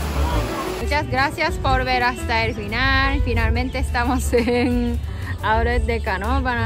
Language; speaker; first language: Spanish; non-native, learner; Japanese